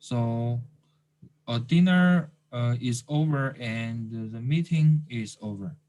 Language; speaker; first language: English; non-native, learner; Chinese